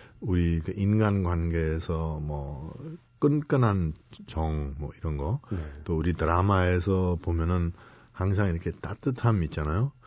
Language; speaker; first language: Korean; non-native, fluent; German